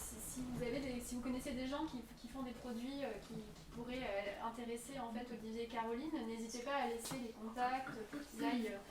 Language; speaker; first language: French; native; French